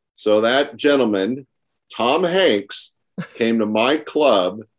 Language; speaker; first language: English; native; English